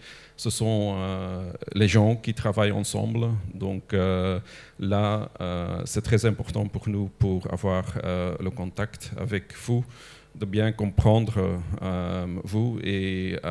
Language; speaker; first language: French; non-native, local second language; Dutch